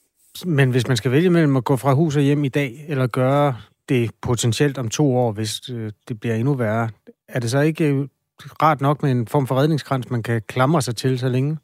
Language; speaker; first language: Danish; native; Danish